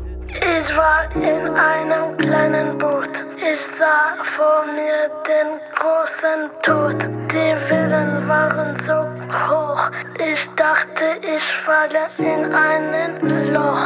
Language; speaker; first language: German; non-native, learner; Arabic